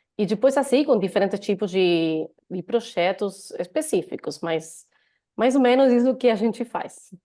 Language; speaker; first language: Portuguese; non-native, fluent; Spanish